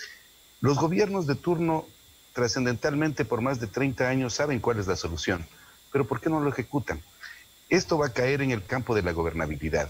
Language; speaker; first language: Spanish; native; Spanish